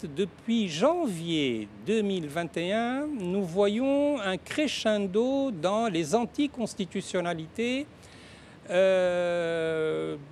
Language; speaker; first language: French; non-native, local second language; Arabic